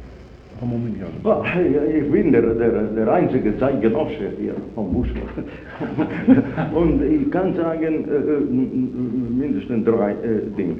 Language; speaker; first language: German; non-native, fluent; Italian